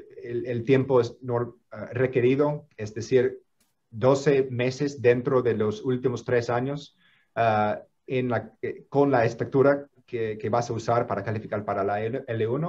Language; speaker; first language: Spanish; non-native, fluent; English